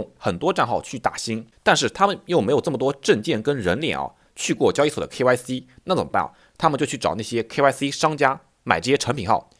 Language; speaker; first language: Chinese; native; Chinese